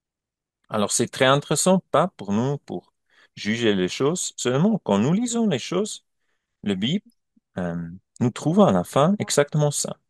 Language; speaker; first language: French; non-native, learner; German